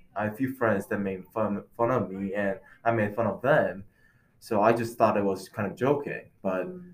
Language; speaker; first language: English; non-native, fluent; Korean